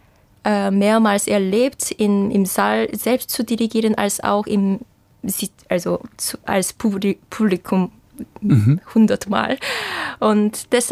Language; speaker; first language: German; non-native, fluent; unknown